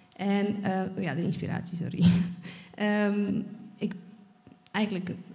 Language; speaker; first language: Dutch; non-native, fluent; Polish